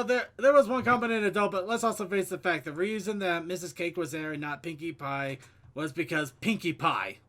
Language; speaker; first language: English; native; English